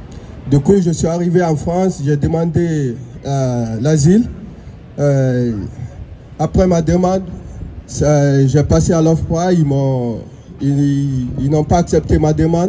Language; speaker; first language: French; non-native, fluent; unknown